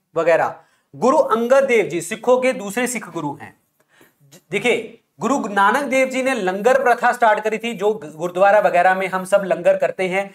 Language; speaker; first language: Hindi; non-native, local second language; Punjabi